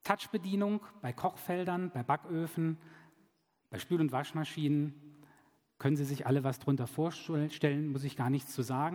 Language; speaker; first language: German; native; German